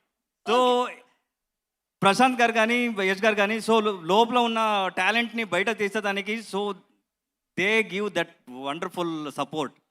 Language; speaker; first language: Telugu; non-native, learner; Kannada